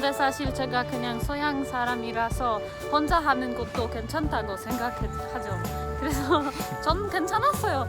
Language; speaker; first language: Korean; non-native, fluent; Polish